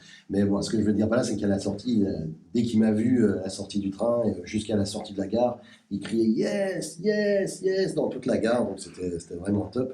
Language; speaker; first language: French; native; French